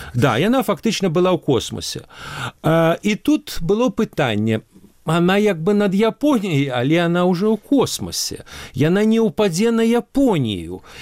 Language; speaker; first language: Belarusian; non-native, local second language; Russian